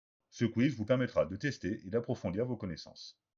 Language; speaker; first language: French; native; French